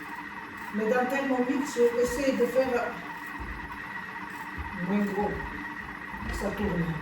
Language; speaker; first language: French; non-native, fluent; Armenian